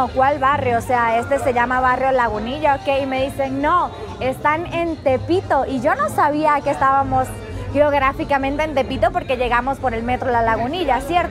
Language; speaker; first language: Spanish; native; Spanish